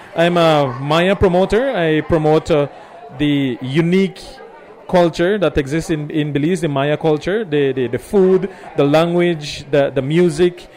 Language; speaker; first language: English; non-native, local second language; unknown